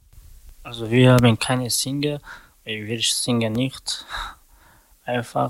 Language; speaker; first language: German; non-native, learner; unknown